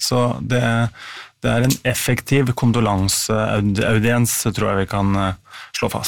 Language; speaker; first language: Norwegian; native; Norwegian